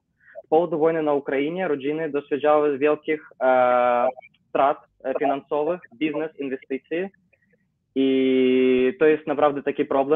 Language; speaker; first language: Polish; non-native, learner; Ukrainian